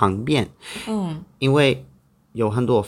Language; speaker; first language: Chinese; non-native, learner; English